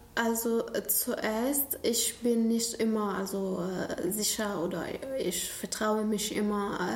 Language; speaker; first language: German; non-native, learner; Arabic